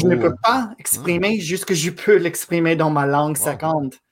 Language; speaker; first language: French; non-native, fluent; English